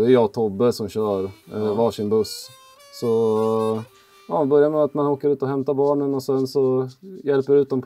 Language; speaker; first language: Swedish; native; Swedish